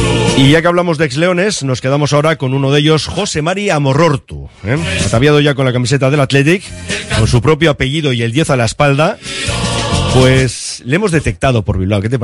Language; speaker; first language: Spanish; native; Spanish